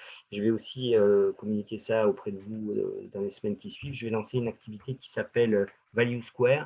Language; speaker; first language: French; native; French